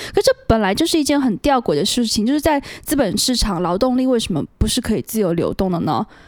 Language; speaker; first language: Chinese; native; Chinese